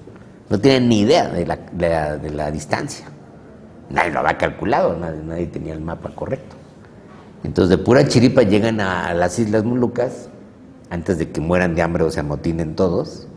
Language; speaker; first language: Spanish; native; Spanish